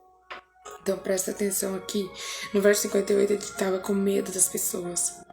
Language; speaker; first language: Portuguese; native; Portuguese